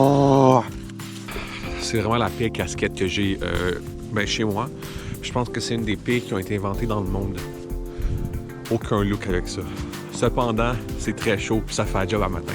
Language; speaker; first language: French; native; French